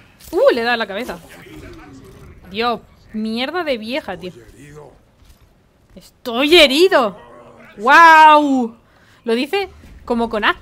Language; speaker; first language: Spanish; native; Spanish